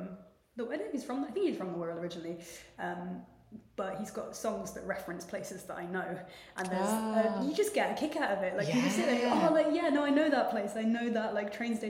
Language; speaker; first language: English; native; English